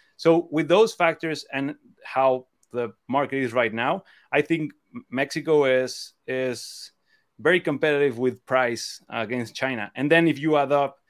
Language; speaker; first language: English; non-native, fluent; Spanish